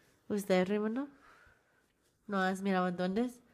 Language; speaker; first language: Spanish; non-native, learner; English